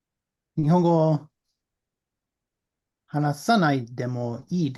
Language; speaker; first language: Japanese; non-native, learner; English